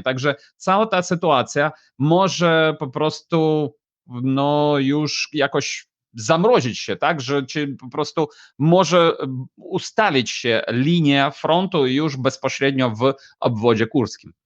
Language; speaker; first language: Polish; non-native, fluent; Ukrainian